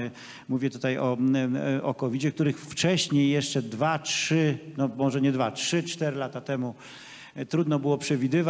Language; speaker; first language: Polish; native; Polish